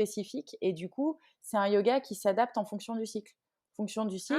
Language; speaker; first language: French; native; French